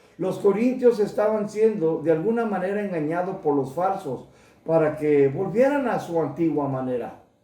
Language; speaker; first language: Spanish; early bilingual, heritage; Spanish